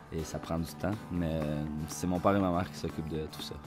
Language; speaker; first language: French; native; French